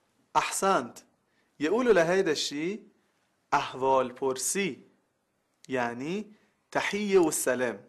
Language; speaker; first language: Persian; non-native, learner; Arabic